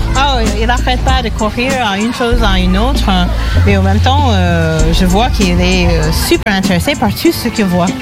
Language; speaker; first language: French; non-native, fluent; English